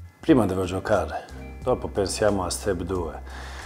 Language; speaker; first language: Italian; non-native, learner; Swedish